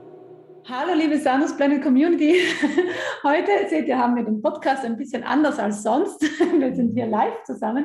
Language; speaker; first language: German; native; German